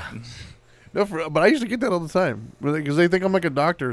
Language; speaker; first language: English; native; English